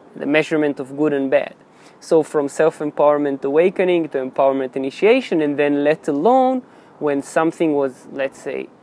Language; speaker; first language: English; non-native, fluent; Hebrew